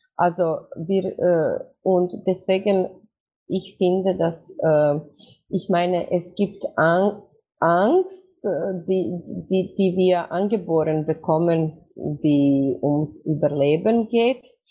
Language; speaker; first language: German; non-native, fluent; Croatian